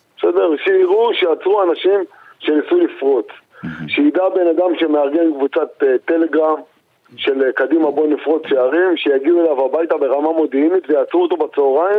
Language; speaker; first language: Hebrew; native; Hebrew